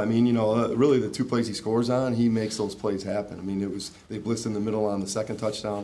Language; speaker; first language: English; native; English